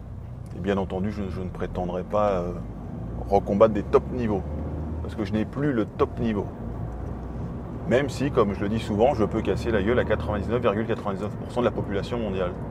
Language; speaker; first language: French; native; French